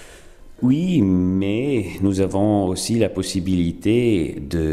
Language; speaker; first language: French; non-native, fluent; Italian